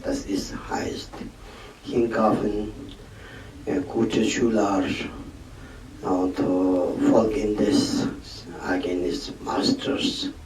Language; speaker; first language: German; non-native, learner; Tibetan